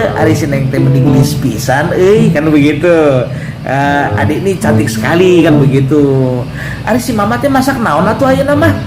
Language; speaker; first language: Indonesian; native; Indonesian